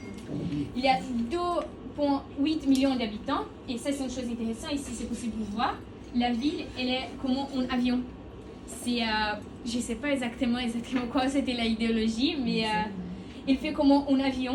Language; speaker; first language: French; non-native, learner; Portuguese